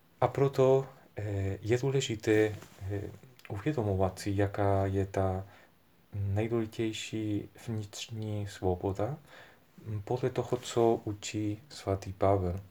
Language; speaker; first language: Czech; non-native, fluent; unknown